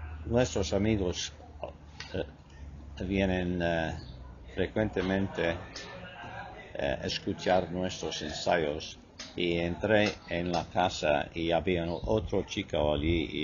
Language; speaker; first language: Spanish; non-native, fluent; English